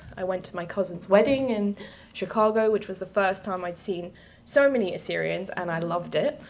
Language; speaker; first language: English; native; English